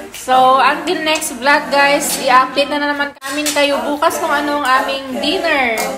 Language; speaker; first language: Filipino; non-native, local second language; Iloko